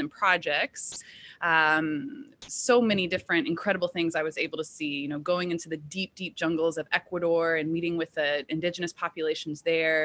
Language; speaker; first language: English; native; English